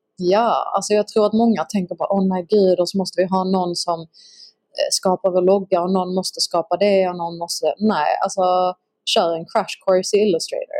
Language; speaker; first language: Swedish; native; Swedish